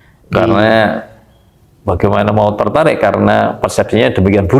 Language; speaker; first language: Malay; native; Malay